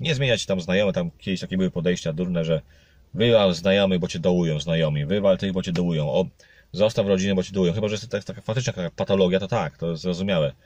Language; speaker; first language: Polish; native; Polish